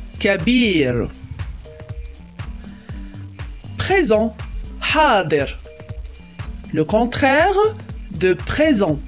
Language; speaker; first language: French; non-native, local second language; Arabic